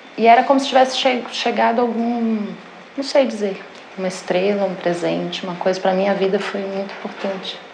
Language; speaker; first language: Portuguese; native; Portuguese